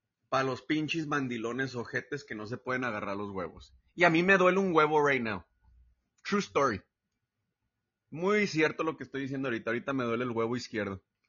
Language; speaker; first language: Spanish; early bilingual, heritage; Spanish